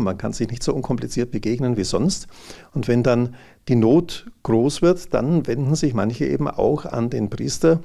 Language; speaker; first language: German; native; German